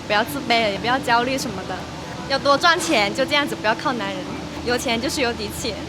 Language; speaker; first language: Chinese; native; Chinese